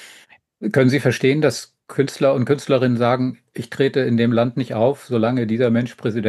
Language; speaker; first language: German; native; German